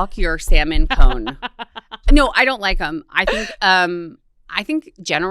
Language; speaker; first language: English; native; English